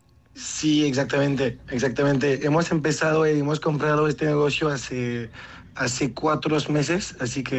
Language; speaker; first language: Spanish; non-native, learner; French